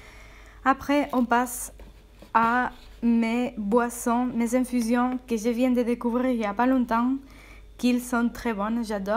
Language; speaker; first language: French; non-native, fluent; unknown